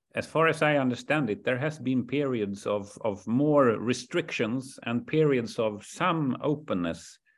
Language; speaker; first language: English; non-native, fluent; Swedish